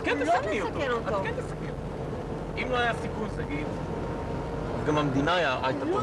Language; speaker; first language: Hebrew; native; Hebrew